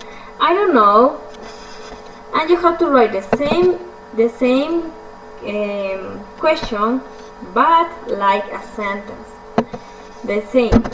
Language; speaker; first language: English; non-native, fluent; Spanish